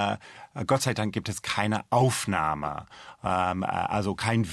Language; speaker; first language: German; non-native, fluent; English